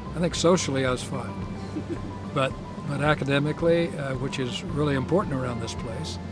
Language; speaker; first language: English; native; English